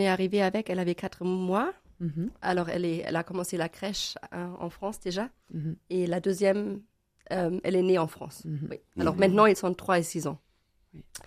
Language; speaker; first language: French; non-native, learner; German